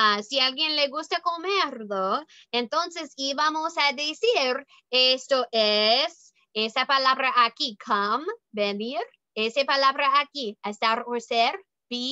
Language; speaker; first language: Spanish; non-native, learner; English